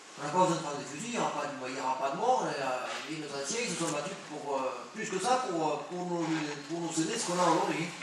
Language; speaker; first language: French; native; French